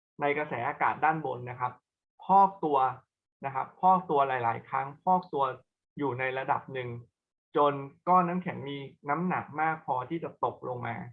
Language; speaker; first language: Thai; native; Thai